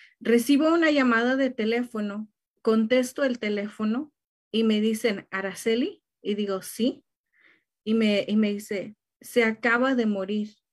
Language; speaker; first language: Spanish; native; Spanish